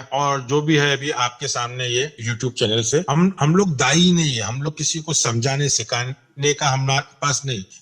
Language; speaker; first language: Urdu; non-native, local second language; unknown